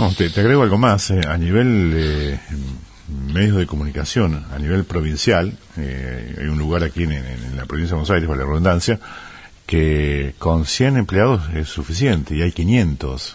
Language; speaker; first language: Spanish; native; Spanish